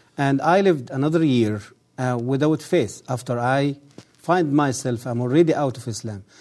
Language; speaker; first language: English; early bilingual, other home language; Arabic